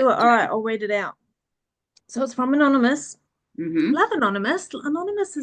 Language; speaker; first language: English; early bilingual, other home language; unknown